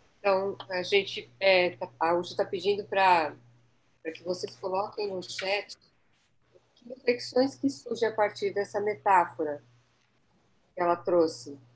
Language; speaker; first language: Portuguese; native; Portuguese